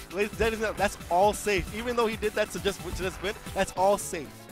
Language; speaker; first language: English; native; English